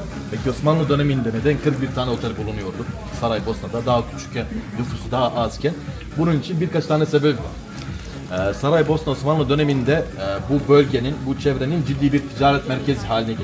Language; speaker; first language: Turkish; native; Turkish